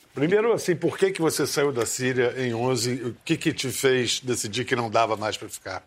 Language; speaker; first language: Portuguese; native; Portuguese